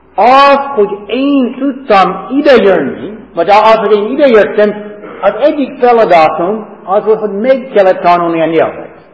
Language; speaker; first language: Hungarian; non-native, learner; English